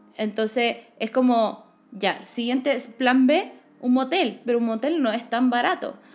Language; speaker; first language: Spanish; native; Spanish